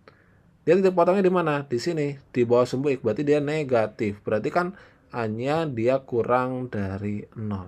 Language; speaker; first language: Indonesian; native; Indonesian